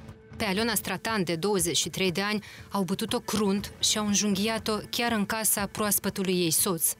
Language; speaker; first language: Romanian; native; Romanian